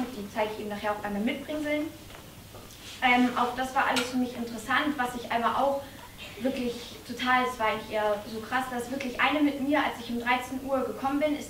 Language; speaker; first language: German; native; German